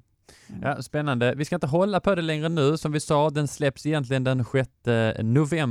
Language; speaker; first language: Swedish; native; Swedish